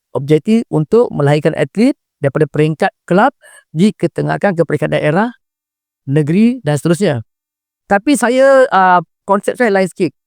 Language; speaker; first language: Malay; non-native, local second language; Tamil